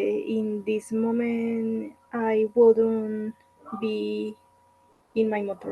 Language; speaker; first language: English; non-native, learner; Spanish